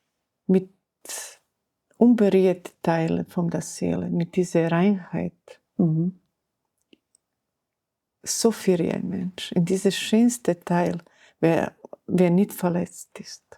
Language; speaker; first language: German; non-native, learner; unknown